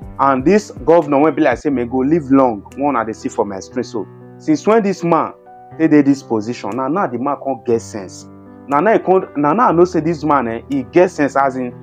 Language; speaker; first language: Nigerian Pidgin; native; Nigerian Pidgin